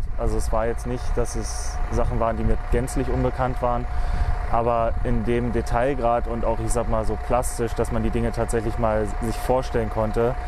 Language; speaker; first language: German; native; German